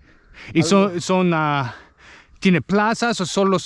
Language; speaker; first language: Spanish; non-native, learner; English